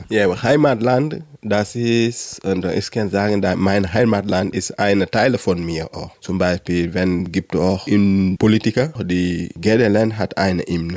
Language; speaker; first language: German; non-native, learner; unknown